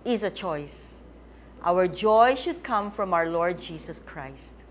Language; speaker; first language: English; non-native, local second language; Filipino